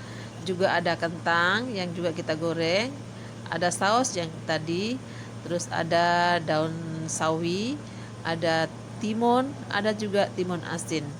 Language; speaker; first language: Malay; non-native, local second language; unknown